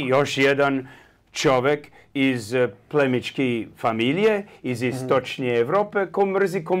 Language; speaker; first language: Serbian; early bilingual, heritage; English